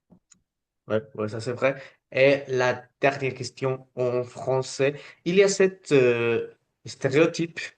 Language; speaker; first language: French; non-native, fluent; Spanish